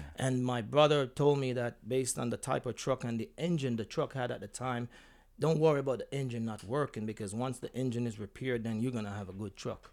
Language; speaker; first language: English; non-native, local second language; Jamaican Creole English